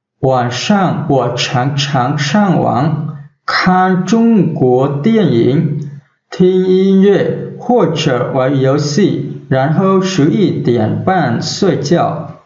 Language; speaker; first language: Chinese; non-native, fluent; Vietnamese